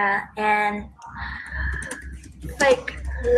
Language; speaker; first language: English; non-native, learner; Vietnamese